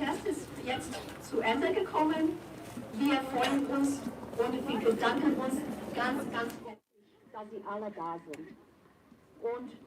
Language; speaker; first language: German; non-native, fluent; Cantonese